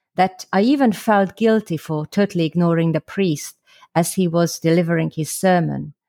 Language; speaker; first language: English; non-native, fluent; Slovak